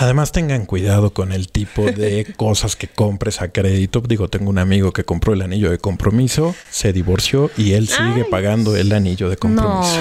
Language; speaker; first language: Spanish; native; Spanish